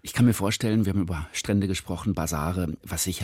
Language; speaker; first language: German; native; German